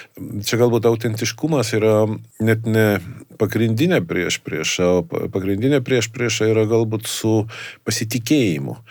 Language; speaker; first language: Lithuanian; non-native, fluent; Estonian